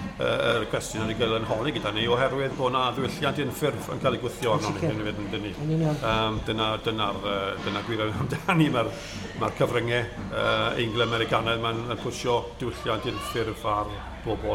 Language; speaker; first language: Welsh; native; Welsh